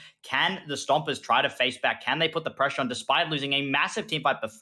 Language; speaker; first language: English; native; English